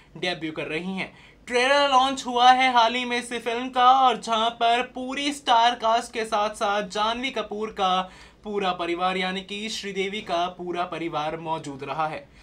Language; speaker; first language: Hindi; native; Hindi